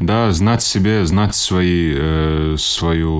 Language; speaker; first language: Russian; non-native, local second language; Latvian